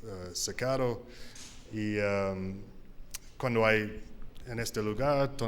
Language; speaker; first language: Spanish; non-native, learner; English